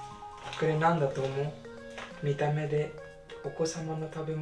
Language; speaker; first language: Japanese; non-native, learner; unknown